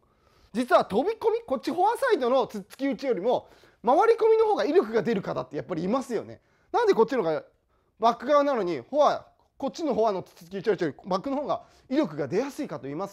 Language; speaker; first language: Japanese; native; Japanese